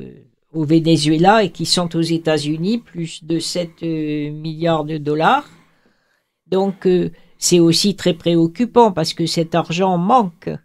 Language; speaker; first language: French; native; French